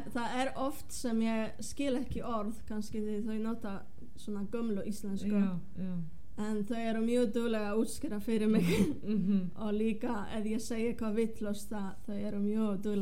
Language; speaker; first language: Icelandic; non-native, fluent; Polish